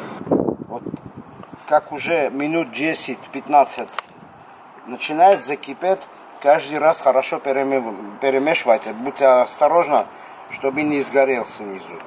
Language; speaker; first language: Russian; non-native, fluent; Armenian